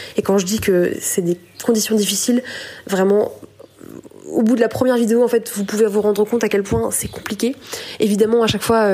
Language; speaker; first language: French; native; French